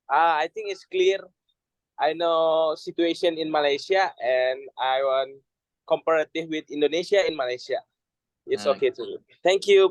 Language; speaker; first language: English; non-native, learner; Indonesian